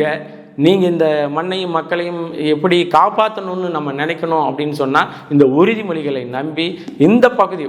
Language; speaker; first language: Tamil; native; Tamil